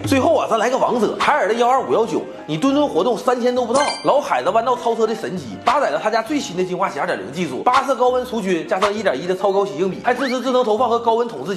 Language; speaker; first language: Chinese; native; Chinese